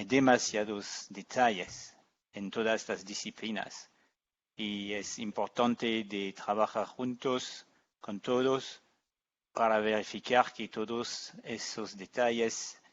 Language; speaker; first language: Spanish; non-native, learner; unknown